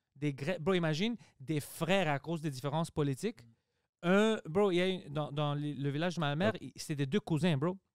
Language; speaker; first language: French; early bilingual, other home language; Greek